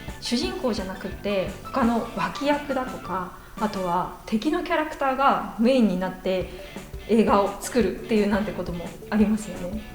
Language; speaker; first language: Japanese; native; Japanese